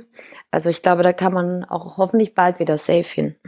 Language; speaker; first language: German; native; German